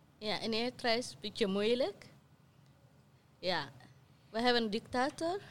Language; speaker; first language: Dutch; non-native, learner; Tigrinya